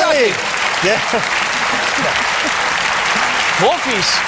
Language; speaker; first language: German; native; German